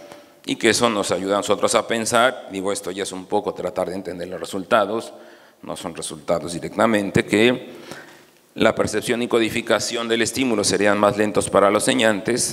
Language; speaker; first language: Spanish; native; Spanish